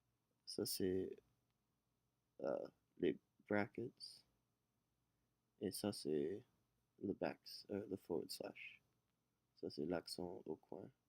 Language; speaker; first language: French; non-native, learner; English